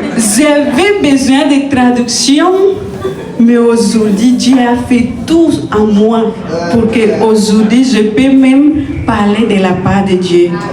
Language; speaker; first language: French; non-native, fluent; Spanish